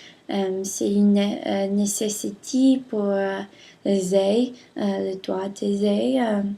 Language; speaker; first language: French; non-native, learner; English